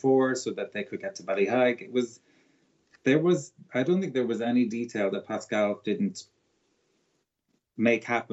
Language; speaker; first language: English; native; English